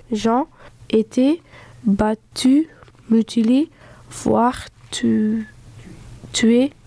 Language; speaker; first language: French; early bilingual, other home language; Dutch